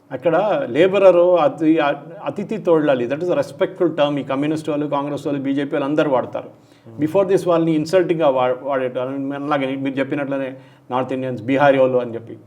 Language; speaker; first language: Telugu; non-native, local second language; Malayalam